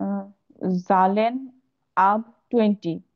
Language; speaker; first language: German; non-native, learner; Bangla